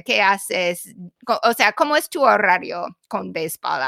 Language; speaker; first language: Spanish; non-native, fluent; English